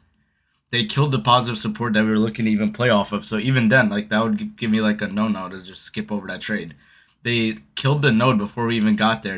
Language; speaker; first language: English; native; English